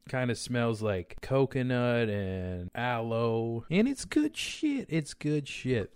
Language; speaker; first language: English; native; English